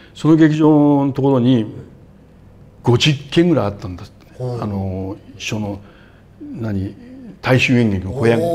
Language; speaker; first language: Japanese; native; Japanese